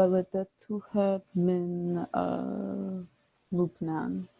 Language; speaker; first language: Arabic; non-native, learner; English